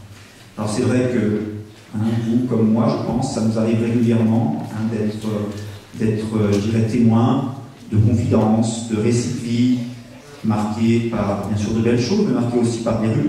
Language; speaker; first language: French; native; French